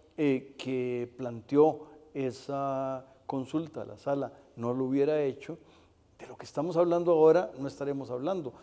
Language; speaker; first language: Spanish; native; Spanish